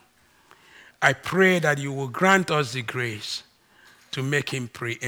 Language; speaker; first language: English; non-native, local second language; Ibibio